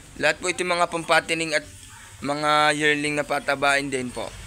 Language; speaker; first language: Filipino; native; Filipino